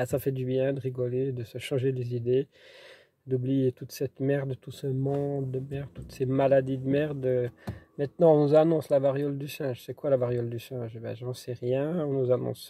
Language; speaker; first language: French; native; French